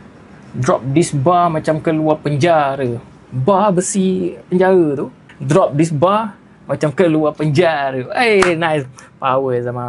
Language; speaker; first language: Malay; native; Malay